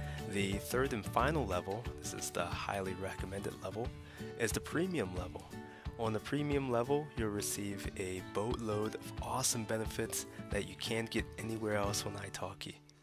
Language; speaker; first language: English; native; English